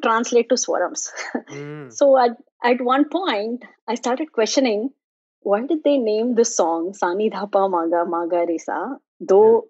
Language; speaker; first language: English; non-native, local second language; Tamil